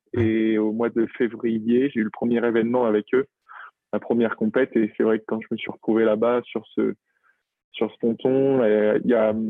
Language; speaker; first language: French; native; French